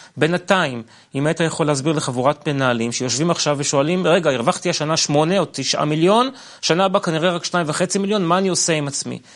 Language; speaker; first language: Hebrew; native; Hebrew